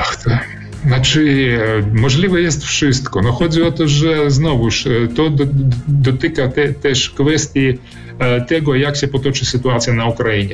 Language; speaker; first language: Polish; early bilingual, heritage; Polish